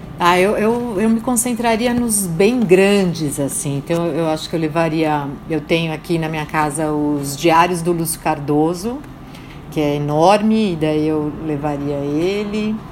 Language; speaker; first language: Portuguese; native; Portuguese